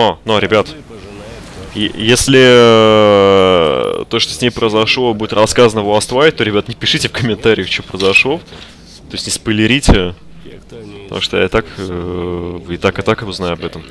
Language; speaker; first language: Russian; native; Russian